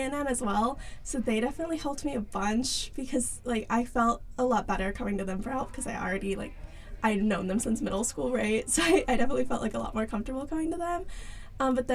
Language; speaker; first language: English; native; English